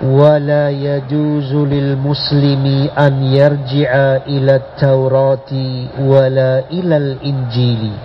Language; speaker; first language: Arabic; non-native, fluent; Indonesian